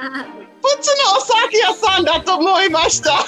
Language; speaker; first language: Japanese; non-native, learner; Chinese